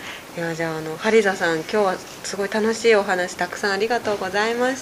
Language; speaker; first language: Japanese; native; Japanese